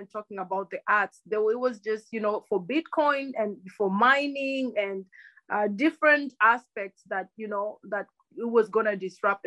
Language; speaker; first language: English; non-native, local second language; Luyia